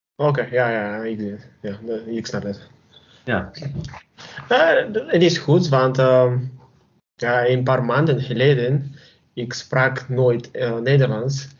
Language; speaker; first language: Dutch; non-native, learner; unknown